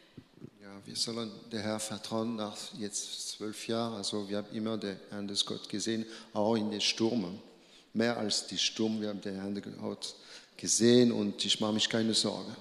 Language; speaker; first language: German; non-native, learner; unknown